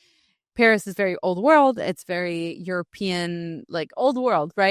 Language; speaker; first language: English; native; English